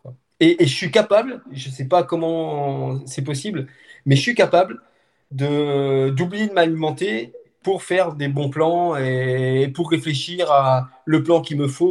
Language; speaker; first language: French; native; French